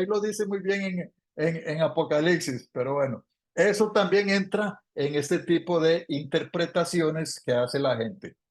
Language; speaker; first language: Spanish; native; Spanish